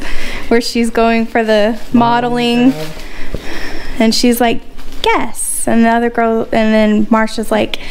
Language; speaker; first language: English; native; English